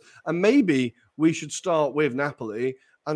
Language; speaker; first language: English; native; English